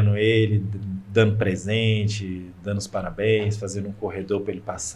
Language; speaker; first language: Portuguese; native; Portuguese